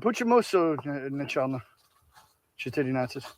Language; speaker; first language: Russian; non-native, learner; English